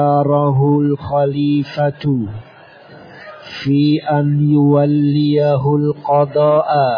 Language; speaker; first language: Arabic; non-native, fluent; Indonesian